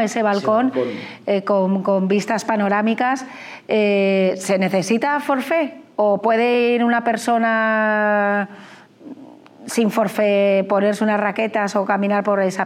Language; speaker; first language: Spanish; native; Spanish